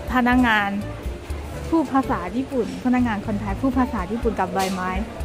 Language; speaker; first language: Thai; non-native, fluent; Chinese